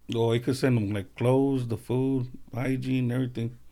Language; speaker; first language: English; native; English